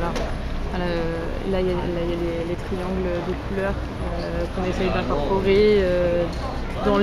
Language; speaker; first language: French; native; French